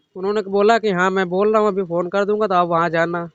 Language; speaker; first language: Hindi; native; Hindi